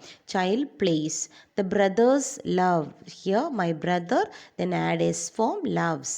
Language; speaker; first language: English; non-native, local second language; Malayalam